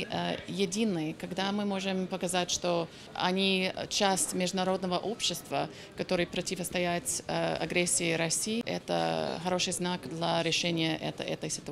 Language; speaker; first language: Russian; non-native, fluent; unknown